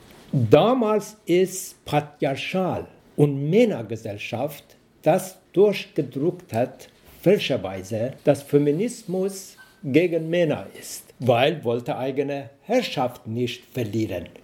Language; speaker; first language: German; non-native, learner; Persian